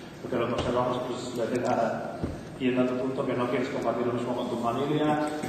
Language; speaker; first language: Spanish; native; Spanish